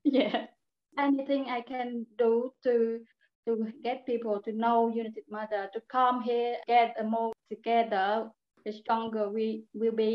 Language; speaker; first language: English; non-native, learner; Vietnamese